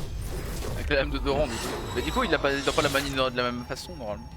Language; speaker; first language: French; native; French